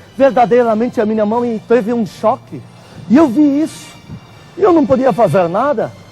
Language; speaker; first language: Portuguese; non-native, fluent; Arabic